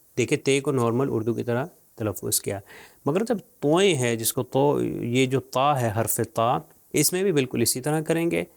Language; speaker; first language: Urdu; native; Urdu